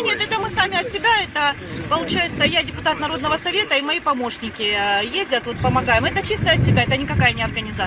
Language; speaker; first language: Russian; native; Russian